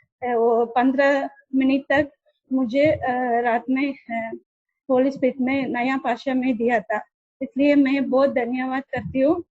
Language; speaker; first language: Hindi; non-native, local second language; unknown